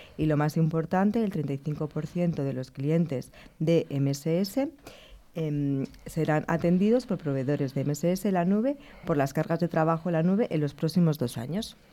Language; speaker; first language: Spanish; native; Spanish